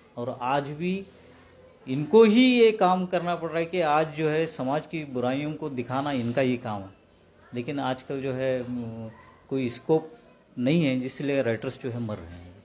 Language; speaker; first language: Hindi; non-native, local second language; Urdu